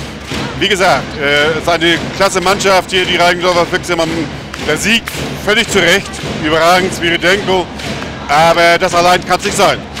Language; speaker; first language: German; native; German